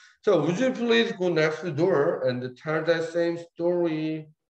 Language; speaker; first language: English; non-native, fluent; Korean